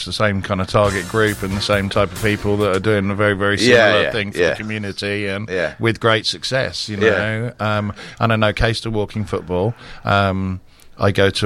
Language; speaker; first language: English; native; English